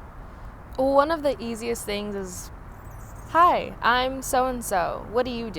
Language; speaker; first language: English; native; English